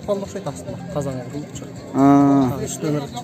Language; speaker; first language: Kyrgyz; native; Kyrgyz